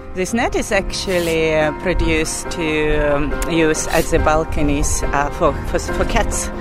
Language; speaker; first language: English; non-native, fluent; Belarusian